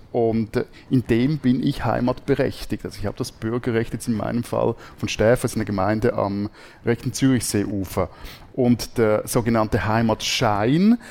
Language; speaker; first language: German; native; German